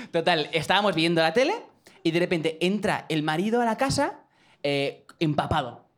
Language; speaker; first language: Spanish; native; Spanish